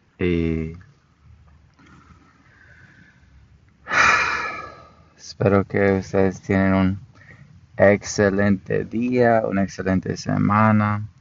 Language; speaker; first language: Spanish; non-native, fluent; English